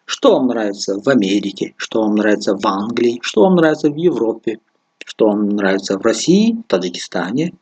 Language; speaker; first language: Russian; non-native, local second language; Tajik